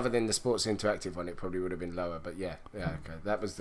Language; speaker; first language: English; native; English